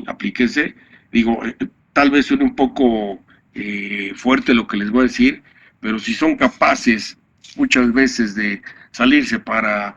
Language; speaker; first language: Spanish; native; Spanish